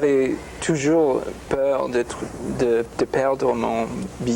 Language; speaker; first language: French; non-native, fluent; English